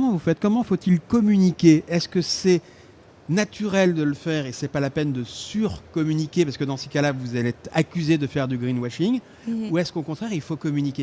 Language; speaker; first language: French; native; French